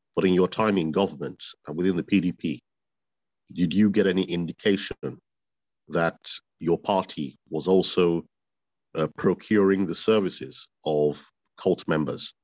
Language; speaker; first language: English; non-native, local second language; Bini